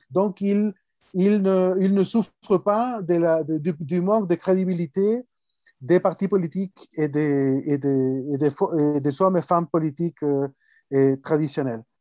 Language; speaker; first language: French; non-native, fluent; Spanish